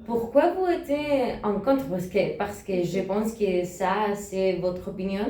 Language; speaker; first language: French; non-native, learner; Spanish